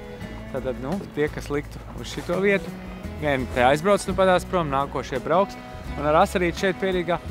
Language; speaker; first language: Latvian; native; Latvian